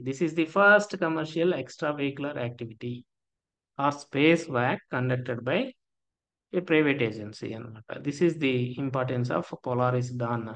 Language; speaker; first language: English; non-native, local second language; Telugu